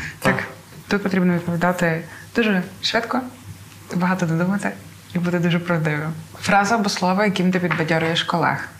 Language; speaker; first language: Ukrainian; native; Ukrainian